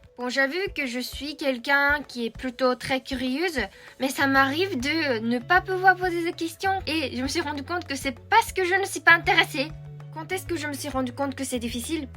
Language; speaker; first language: French; non-native, fluent; Japanese